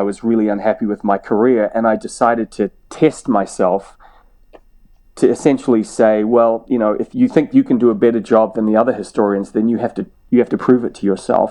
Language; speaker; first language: English; native; English